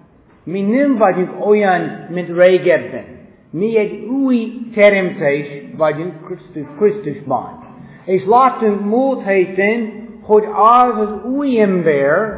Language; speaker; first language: Hungarian; non-native, fluent; English